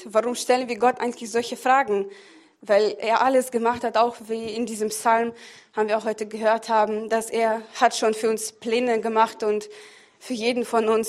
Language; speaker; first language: German; non-native, fluent; Russian